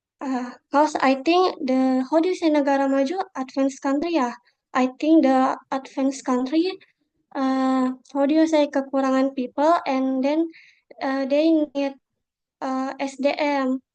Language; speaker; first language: English; non-native, local second language; Indonesian